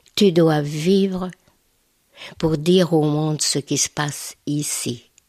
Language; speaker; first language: French; non-native, fluent; Hungarian